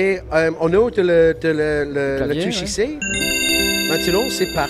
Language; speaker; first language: French; non-native, learner; English